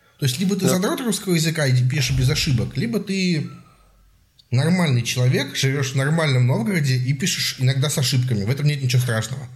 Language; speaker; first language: Russian; native; Russian